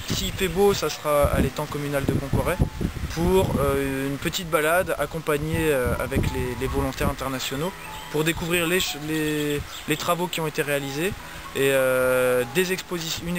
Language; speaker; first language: French; native; French